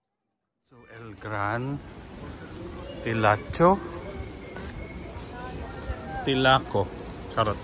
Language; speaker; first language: Spanish; non-native, learner; Filipino